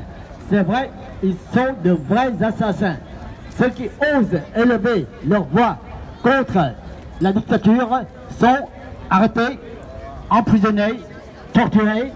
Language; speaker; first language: French; non-native, fluent; Vietnamese